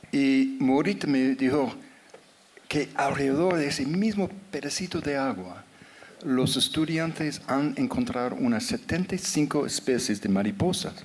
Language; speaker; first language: Spanish; non-native, fluent; English